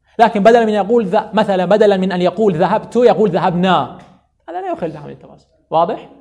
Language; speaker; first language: Arabic; non-native, fluent; Persian